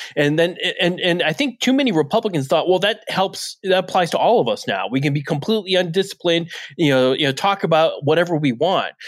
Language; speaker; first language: English; native; English